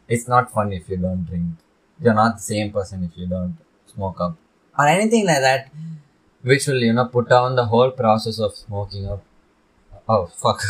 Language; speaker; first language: English; non-native, local second language; Tamil